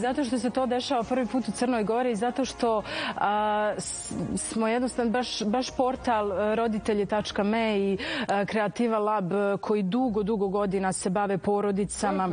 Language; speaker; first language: Serbian; native; Serbian